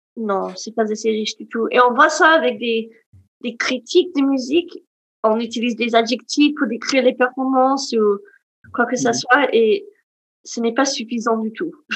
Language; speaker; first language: French; non-native, fluent; English